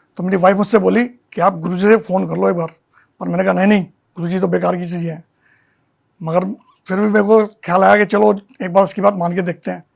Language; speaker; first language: Hindi; native; Hindi